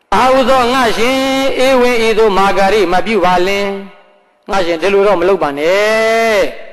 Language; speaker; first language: Burmese; native; Burmese